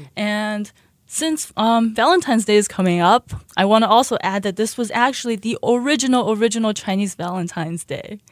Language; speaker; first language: English; early bilingual, other home language; Chinese